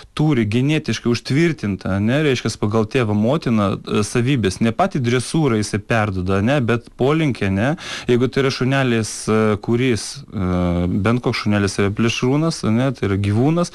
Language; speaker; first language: Lithuanian; non-native, fluent; Russian